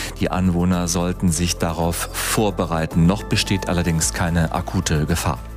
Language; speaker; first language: German; native; German